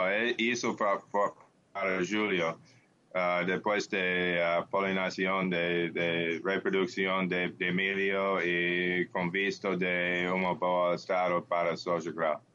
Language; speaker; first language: Portuguese; non-native, learner; English